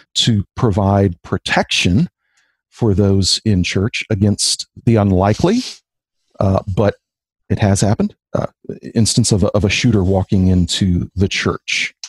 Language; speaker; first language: English; native; English